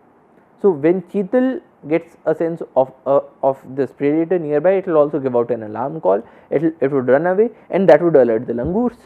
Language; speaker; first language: English; non-native, local second language; Hindi